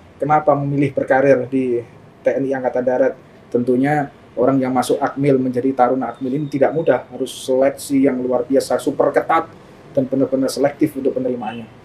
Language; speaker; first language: Indonesian; native; Indonesian